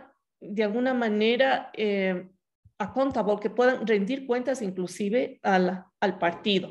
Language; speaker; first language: Spanish; native; Spanish